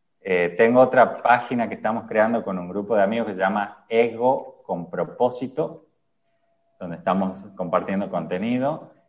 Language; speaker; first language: Spanish; native; Spanish